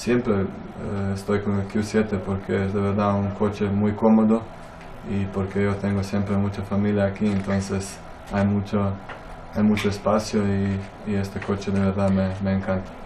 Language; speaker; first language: Spanish; non-native, fluent; Croatian